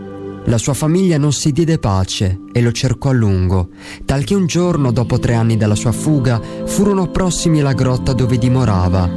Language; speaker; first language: Italian; native; Italian